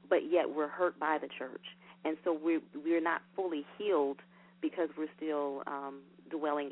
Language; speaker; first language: English; native; English